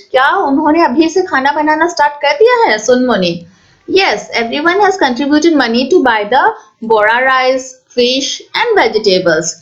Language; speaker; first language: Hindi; non-native, local second language; Assamese